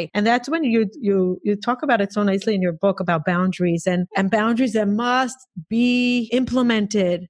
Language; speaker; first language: English; non-native, fluent; Hebrew